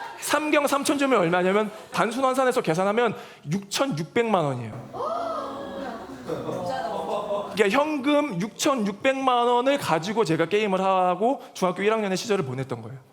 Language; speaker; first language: Korean; native; Korean